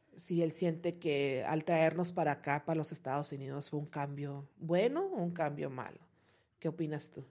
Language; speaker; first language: Spanish; early bilingual, heritage; Spanish